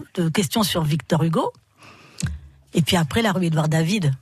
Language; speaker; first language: French; native; French